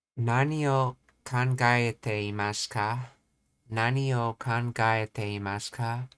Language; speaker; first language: Japanese; non-native, learner; English